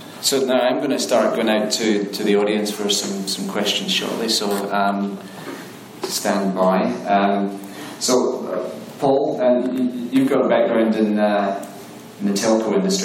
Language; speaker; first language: English; native; English